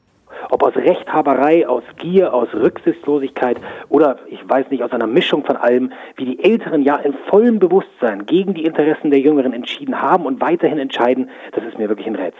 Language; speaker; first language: German; native; German